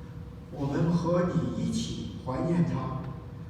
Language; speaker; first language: Chinese; native; Chinese